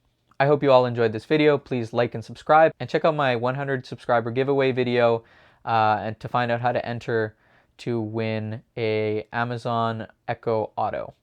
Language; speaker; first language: English; native; English